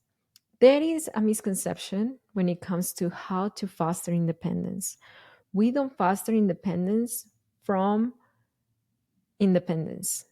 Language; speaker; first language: English; non-native, fluent; Spanish